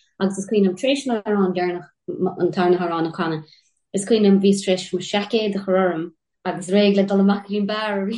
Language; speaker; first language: Irish; native; Irish